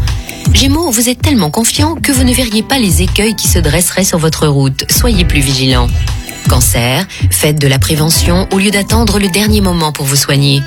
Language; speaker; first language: French; native; French